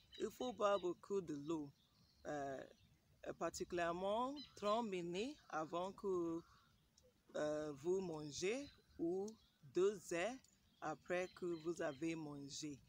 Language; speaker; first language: French; non-native, learner; English